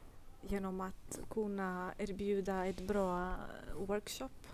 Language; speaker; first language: Swedish; non-native, fluent; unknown